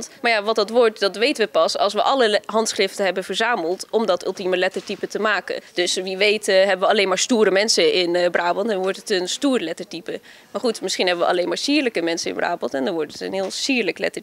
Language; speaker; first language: Dutch; native; Dutch